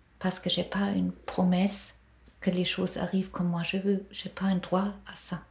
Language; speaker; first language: French; non-native, fluent; German